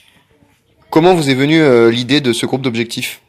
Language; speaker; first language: French; native; French